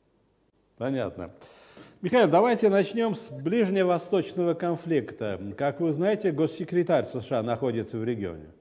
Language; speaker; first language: Russian; non-native, fluent; Armenian